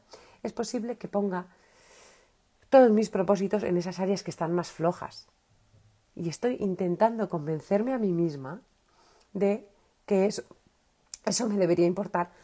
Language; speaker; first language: Spanish; native; Spanish